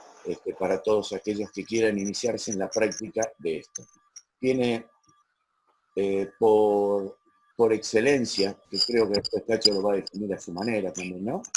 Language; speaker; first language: Spanish; native; Spanish